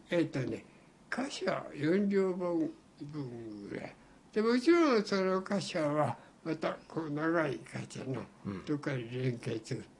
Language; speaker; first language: Japanese; native; Japanese